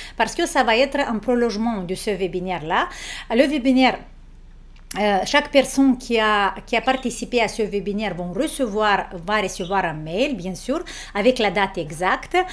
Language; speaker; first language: French; non-native, fluent; Romanian